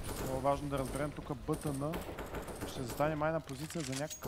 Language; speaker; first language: Bulgarian; native; Bulgarian